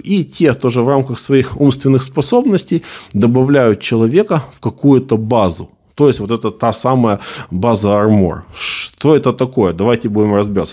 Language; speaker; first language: Russian; native; Russian